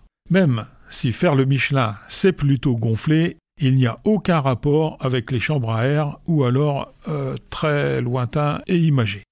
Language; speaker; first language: French; native; French